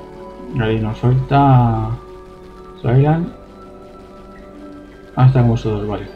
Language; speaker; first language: Spanish; native; Spanish